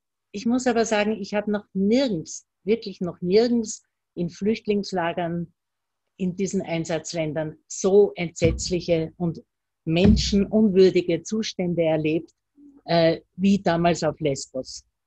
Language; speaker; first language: German; native; German